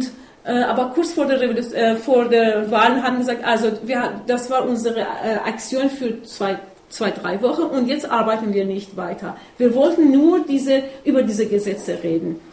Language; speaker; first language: German; non-native, fluent; Persian